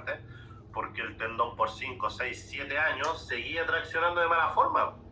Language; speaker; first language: Spanish; native; Spanish